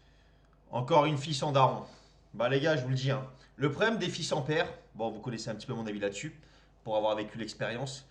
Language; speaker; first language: French; native; French